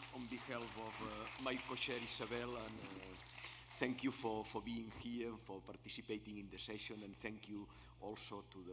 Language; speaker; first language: English; non-native, fluent; Spanish